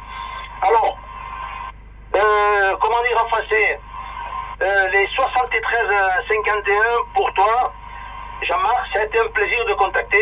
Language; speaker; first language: French; early bilingual, other home language; Spanish